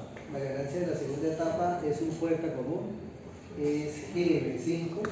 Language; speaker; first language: Spanish; native; Spanish